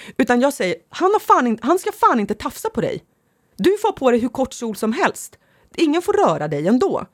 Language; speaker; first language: Swedish; early bilingual, other home language; Finnish